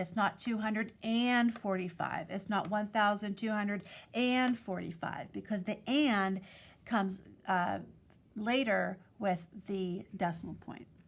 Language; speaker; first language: English; native; English